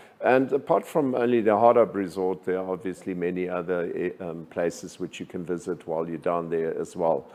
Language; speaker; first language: English; non-native, local second language; German